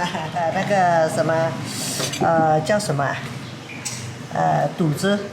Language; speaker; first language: Chinese; early bilingual, heritage; Chinese